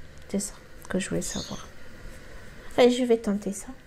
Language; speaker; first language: French; native; French